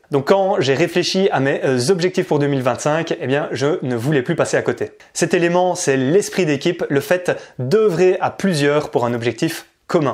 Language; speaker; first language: French; native; French